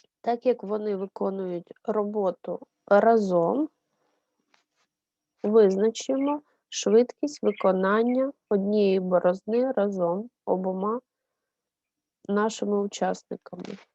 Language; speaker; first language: Ukrainian; native; Ukrainian